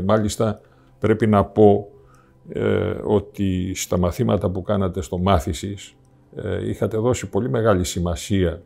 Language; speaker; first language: Greek; native; Greek